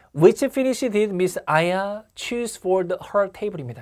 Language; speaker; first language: English; non-native, fluent; Korean